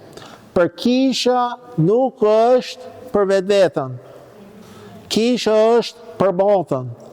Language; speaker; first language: Albanian; non-native, fluent; English